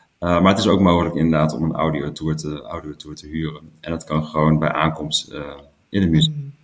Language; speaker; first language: Dutch; native; Dutch